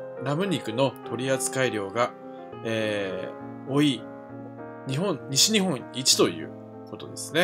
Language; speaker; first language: Japanese; native; Japanese